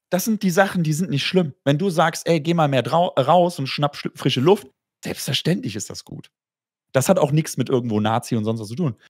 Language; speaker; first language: German; native; German